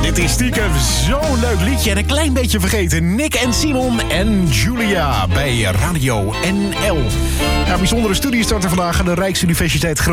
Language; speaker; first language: Dutch; native; Dutch